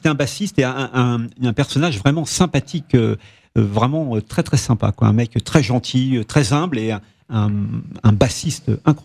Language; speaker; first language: French; native; French